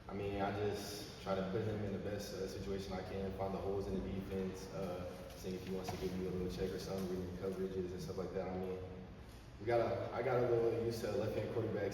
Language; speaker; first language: English; native; English